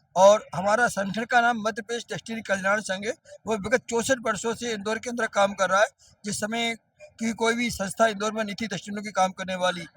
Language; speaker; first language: Hindi; native; Hindi